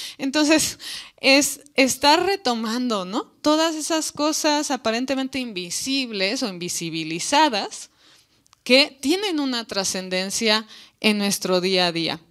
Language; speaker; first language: Spanish; native; Spanish